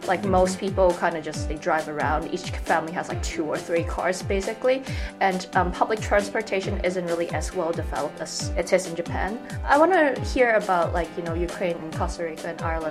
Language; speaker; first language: English; native; English